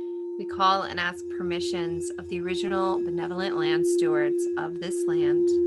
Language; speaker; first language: English; native; English